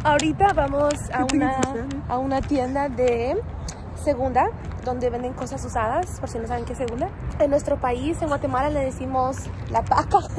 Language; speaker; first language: Spanish; early bilingual, heritage; Spanish